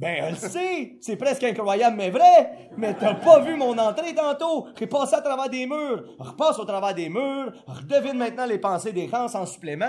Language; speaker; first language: French; native; French